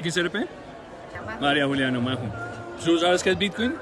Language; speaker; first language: Spanish; native; Spanish